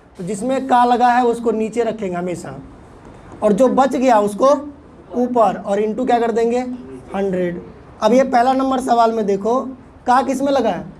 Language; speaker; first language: Hindi; native; Hindi